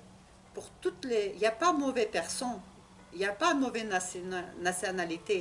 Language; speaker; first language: French; non-native, learner; Russian